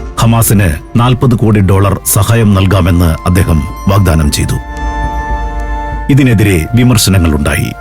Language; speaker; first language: Malayalam; native; Malayalam